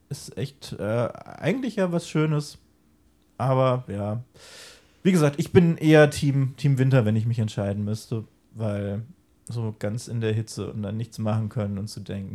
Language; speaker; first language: German; native; German